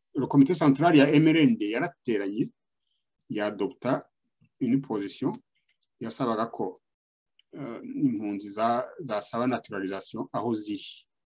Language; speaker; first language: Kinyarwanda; native; Kinyarwanda